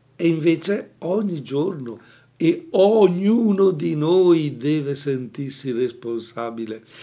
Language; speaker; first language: Italian; native; Italian